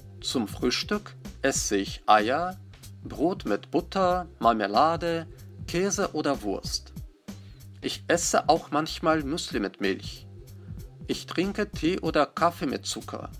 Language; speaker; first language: German; non-native, fluent; Russian